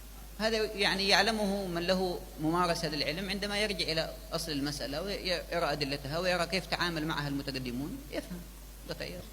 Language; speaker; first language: Arabic; native; Arabic